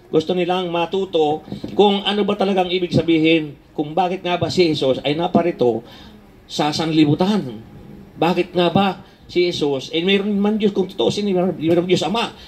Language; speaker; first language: Filipino; non-native, local second language; Bikol